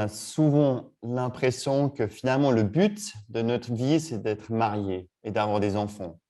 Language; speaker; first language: French; native; French